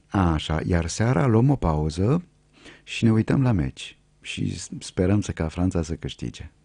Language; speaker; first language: Romanian; native; Romanian